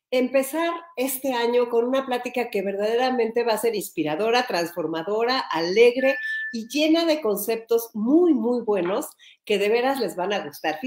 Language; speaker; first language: Spanish; native; Spanish